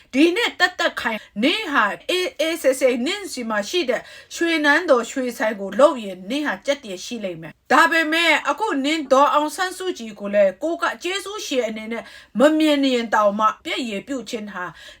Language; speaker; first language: Burmese; non-native, local second language; Kachin